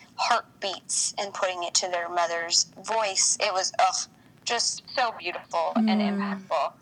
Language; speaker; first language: English; native; English